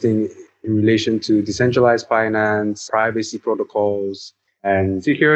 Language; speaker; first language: English; non-native, local second language; Yoruba